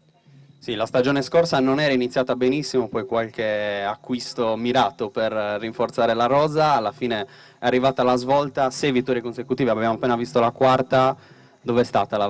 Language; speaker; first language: Italian; native; Italian